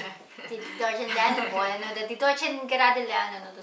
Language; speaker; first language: German; non-native, learner; Filipino